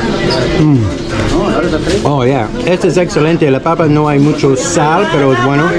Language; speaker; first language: Spanish; non-native, learner; English